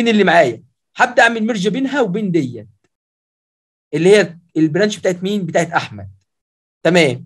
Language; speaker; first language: Arabic; native; Arabic